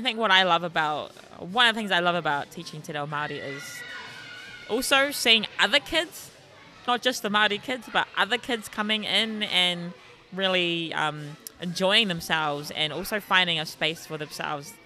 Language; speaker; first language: English; native; English